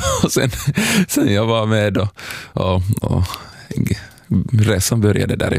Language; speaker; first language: Swedish; non-native, local second language; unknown